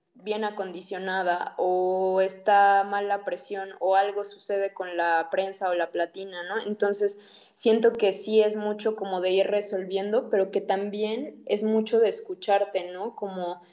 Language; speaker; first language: Spanish; native; Spanish